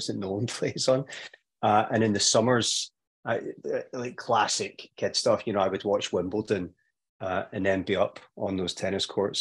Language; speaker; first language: English; native; English